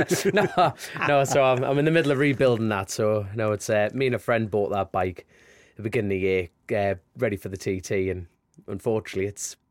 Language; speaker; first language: English; native; English